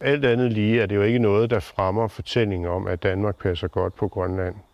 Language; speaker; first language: Danish; native; Danish